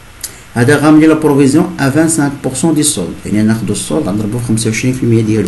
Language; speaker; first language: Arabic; native; Arabic